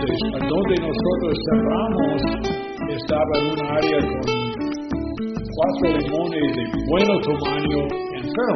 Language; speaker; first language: Spanish; non-native, learner; English